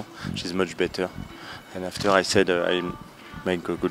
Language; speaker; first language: English; non-native, learner; French